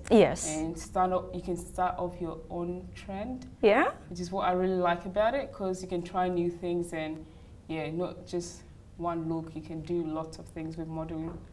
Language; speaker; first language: English; native; English